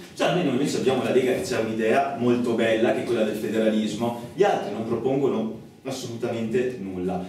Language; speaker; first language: Italian; native; Italian